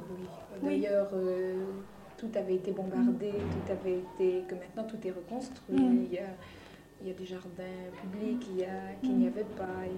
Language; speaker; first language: French; native; French